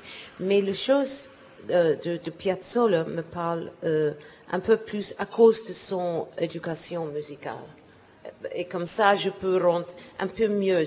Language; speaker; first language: French; non-native, learner; English